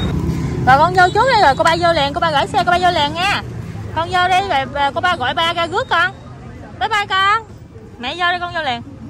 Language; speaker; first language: Vietnamese; native; Vietnamese